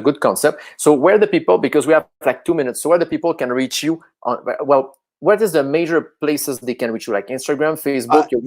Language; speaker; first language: English; non-native, fluent; French